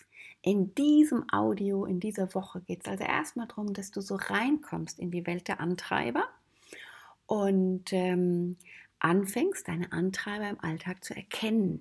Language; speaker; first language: German; native; German